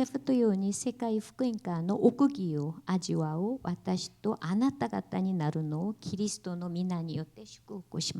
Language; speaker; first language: Japanese; non-native, learner; Korean